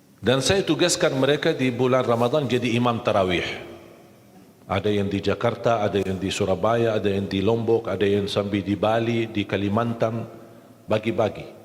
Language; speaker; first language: Malay; non-native, fluent; Arabic